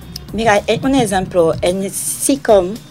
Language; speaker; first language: Spanish; non-native, learner; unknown